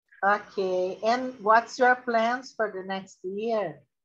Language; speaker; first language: English; non-native, learner; Portuguese